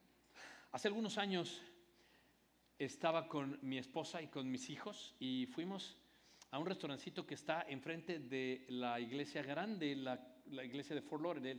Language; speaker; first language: Spanish; native; Spanish